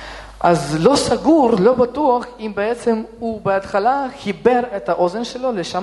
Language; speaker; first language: Hebrew; non-native, fluent; Russian